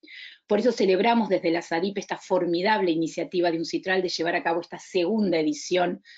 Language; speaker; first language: Spanish; native; Spanish